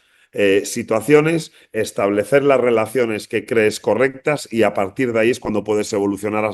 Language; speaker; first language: Spanish; native; Spanish